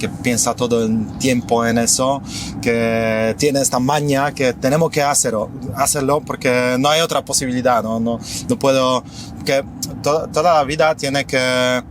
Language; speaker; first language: Spanish; non-native, fluent; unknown